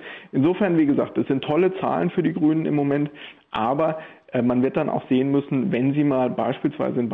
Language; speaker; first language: German; native; German